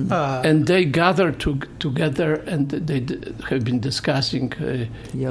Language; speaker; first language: English; non-native, fluent; Polish